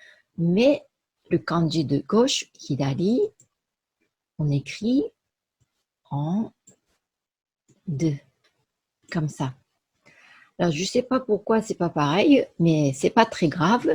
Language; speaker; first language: French; non-native, fluent; Japanese